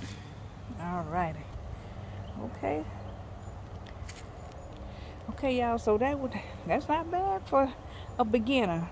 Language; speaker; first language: English; native; English